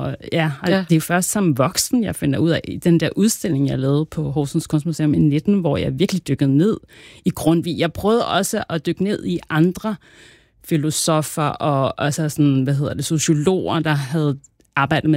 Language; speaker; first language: Danish; native; Danish